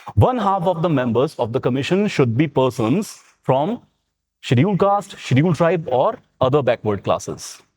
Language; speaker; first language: English; non-native, local second language; Punjabi